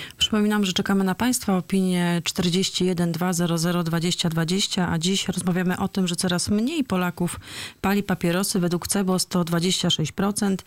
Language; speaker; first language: Polish; native; Polish